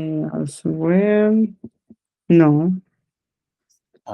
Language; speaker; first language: English; non-native, learner; Spanish